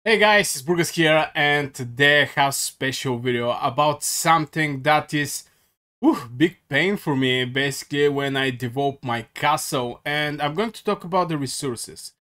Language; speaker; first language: English; non-native, fluent; Bulgarian